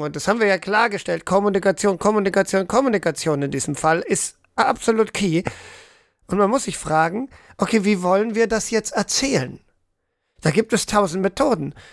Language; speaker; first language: German; native; German